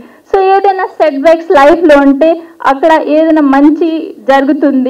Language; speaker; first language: Telugu; non-native, learner; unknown